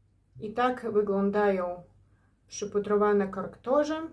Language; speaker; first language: Polish; non-native, learner; Ukrainian